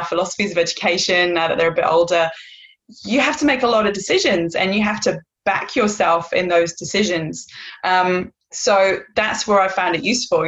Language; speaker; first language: English; native; English